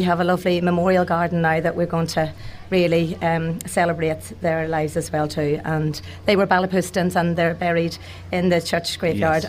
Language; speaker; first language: English; native; English